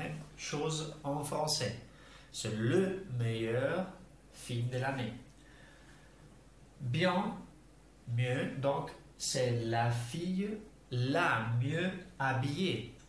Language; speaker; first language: French; non-native, fluent; Italian